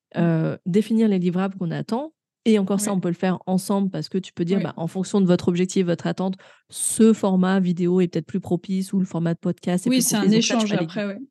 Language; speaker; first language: French; native; French